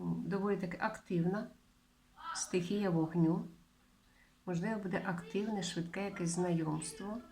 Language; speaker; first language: Ukrainian; non-native, local second language; Russian